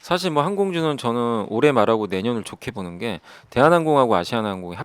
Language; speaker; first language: Korean; native; Korean